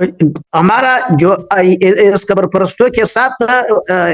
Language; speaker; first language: Hindi; non-native, learner; Pashto